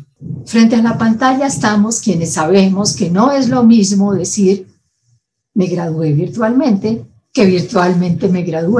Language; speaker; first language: Spanish; native; Spanish